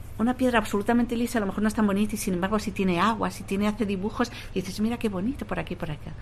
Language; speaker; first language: Spanish; native; Spanish